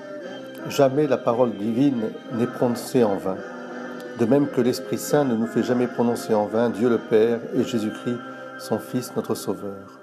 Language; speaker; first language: French; native; French